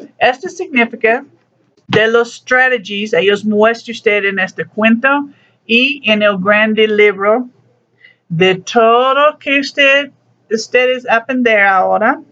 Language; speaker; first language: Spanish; non-native, learner; English